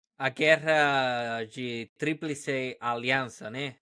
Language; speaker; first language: Portuguese; non-native, learner; Spanish